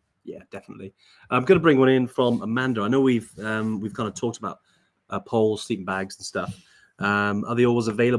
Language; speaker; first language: English; native; English